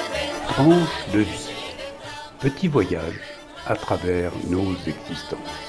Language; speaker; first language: French; native; French